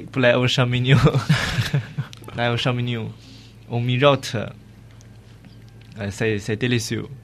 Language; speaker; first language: French; non-native, learner; Chinese